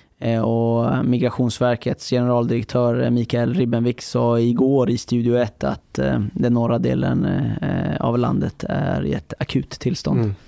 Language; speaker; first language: Swedish; early bilingual, other home language; Persian